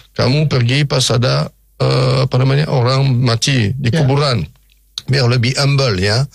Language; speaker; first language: Indonesian; non-native, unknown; French